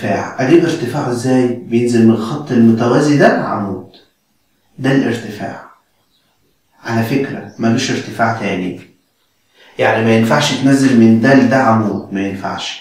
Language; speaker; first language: Arabic; native; Arabic